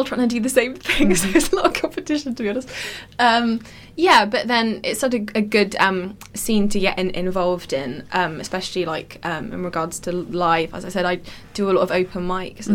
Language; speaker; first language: English; native; English